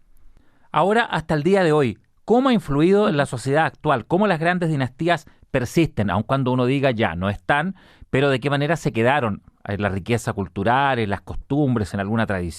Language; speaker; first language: Spanish; native; Spanish